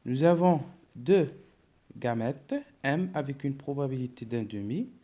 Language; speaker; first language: French; non-native, local second language; Arabic